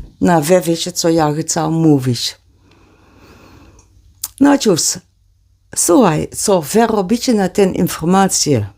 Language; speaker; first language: Polish; non-native, learner; Dutch